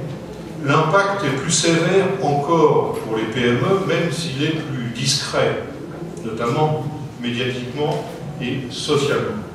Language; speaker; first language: French; native; French